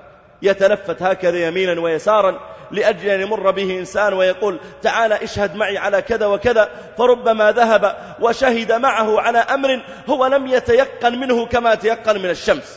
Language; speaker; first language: Arabic; native; Arabic